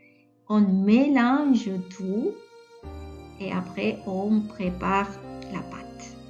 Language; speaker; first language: French; non-native, fluent; Catalan